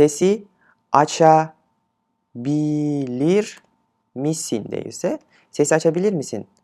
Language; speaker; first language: Turkish; non-native, fluent; Kyrgyz